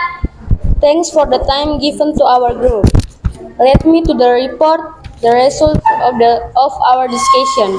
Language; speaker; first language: English; non-native, learner; Indonesian